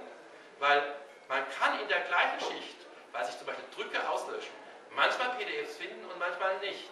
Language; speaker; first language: German; native; German